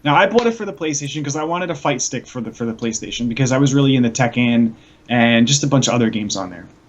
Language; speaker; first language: English; native; English